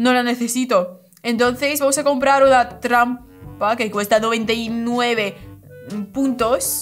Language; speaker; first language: Spanish; non-native, fluent; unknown